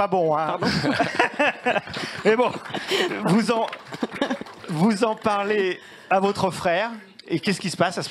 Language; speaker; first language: French; native; French